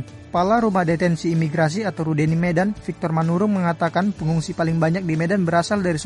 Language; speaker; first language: Indonesian; native; Indonesian